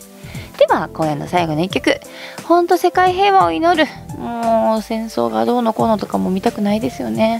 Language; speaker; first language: Japanese; native; Japanese